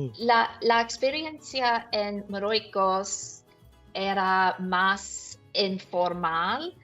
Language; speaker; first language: Spanish; non-native, learner; English